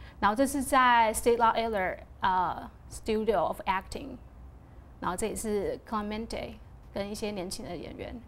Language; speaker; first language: Chinese; native; Chinese